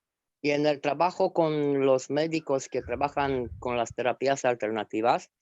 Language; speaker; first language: Spanish; non-native, fluent; Romanian